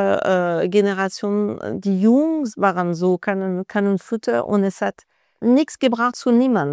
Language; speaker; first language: German; non-native, fluent; French